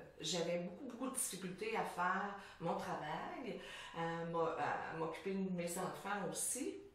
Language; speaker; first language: French; native; French